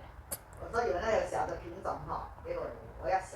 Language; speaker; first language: Chinese; native; Chinese